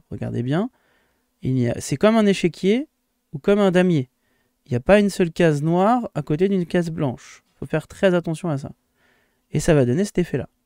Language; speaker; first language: French; native; French